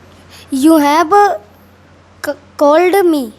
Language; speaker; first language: English; non-native, learner; Hindi